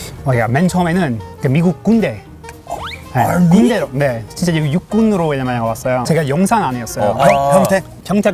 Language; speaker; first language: Korean; non-native, learner; English